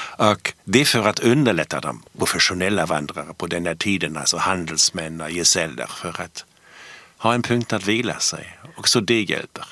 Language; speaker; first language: Swedish; non-native, fluent; German